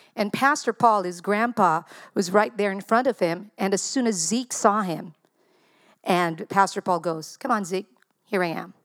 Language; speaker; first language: English; non-native, local second language; Filipino